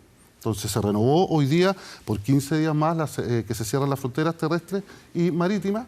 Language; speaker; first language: Spanish; native; Spanish